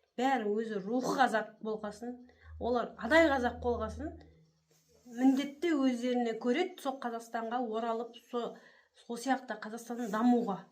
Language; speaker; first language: Kazakh; early bilingual, heritage; Kazakh